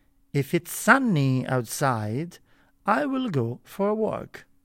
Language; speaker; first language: English; non-native, fluent; Italian